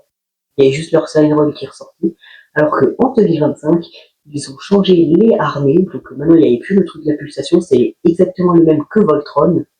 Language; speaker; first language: French; native; French